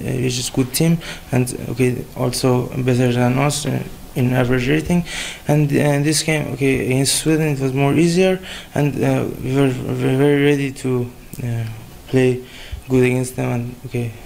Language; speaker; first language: English; non-native, fluent; Persian